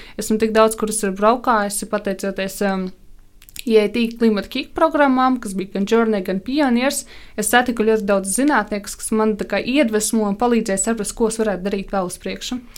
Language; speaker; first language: Latvian; non-native, local second language; Russian